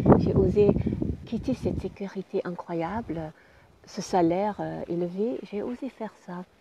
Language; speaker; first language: French; non-native, fluent; German